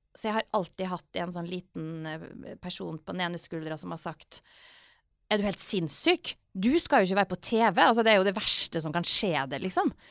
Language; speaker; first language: Norwegian; native; Norwegian